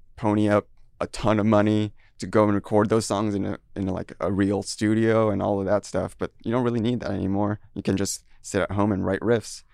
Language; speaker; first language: English; early bilingual, heritage; French